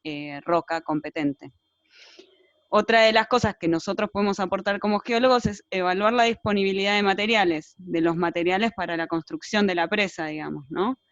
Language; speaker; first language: Spanish; native; Spanish